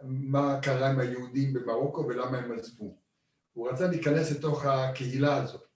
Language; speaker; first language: Hebrew; early bilingual, other home language; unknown